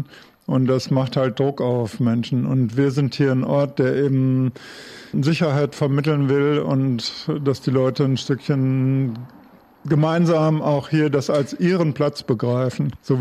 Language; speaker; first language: German; native; German